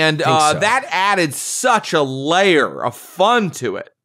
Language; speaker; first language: English; native; English